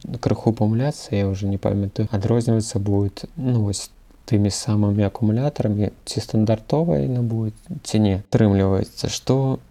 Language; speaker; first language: Belarusian; non-native, local second language; Russian